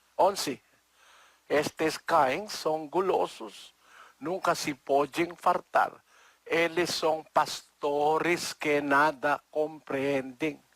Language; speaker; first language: Portuguese; non-native, learner; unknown